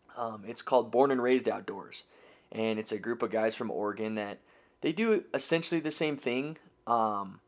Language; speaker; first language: English; native; English